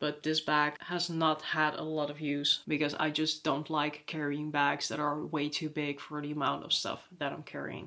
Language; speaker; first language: English; non-native, fluent; Dutch